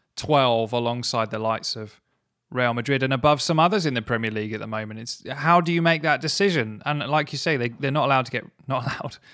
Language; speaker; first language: English; native; English